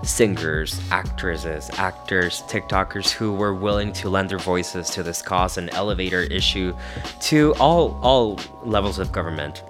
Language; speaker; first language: English; early bilingual, other home language; Spanish